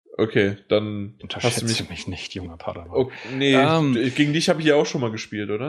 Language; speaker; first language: German; native; German